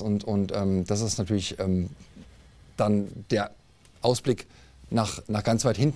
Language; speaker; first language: German; native; German